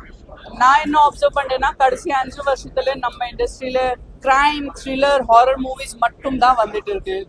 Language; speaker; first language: Tamil; non-native, fluent; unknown